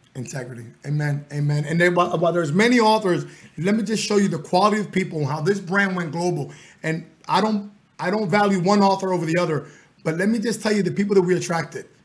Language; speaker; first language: English; early bilingual, other home language; Spanish